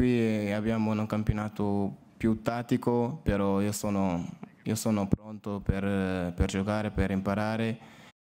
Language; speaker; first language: Italian; non-native, learner; Portuguese